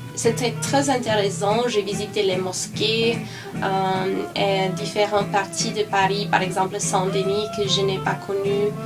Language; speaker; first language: French; non-native, learner; Spanish